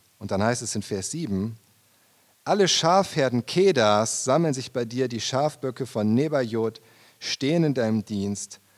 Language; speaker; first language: German; native; German